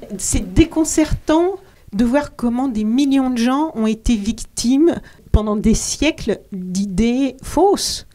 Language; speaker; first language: French; native; French